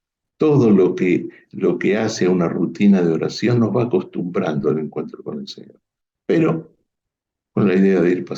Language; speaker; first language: Spanish; native; Spanish